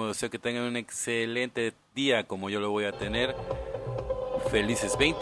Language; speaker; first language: Spanish; native; Spanish